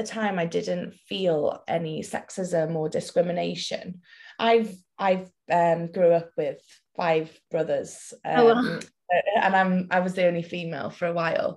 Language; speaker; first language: English; native; English